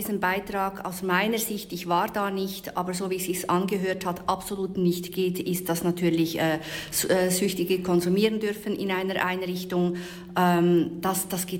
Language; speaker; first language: German; native; German